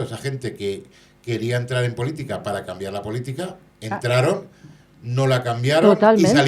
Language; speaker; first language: Spanish; native; Spanish